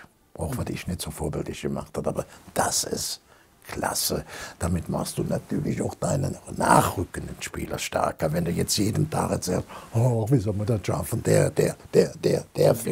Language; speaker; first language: German; native; German